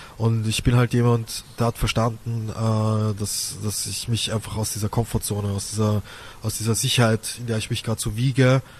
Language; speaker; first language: German; native; German